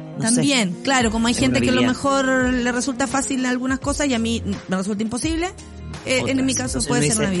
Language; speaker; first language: Spanish; native; Spanish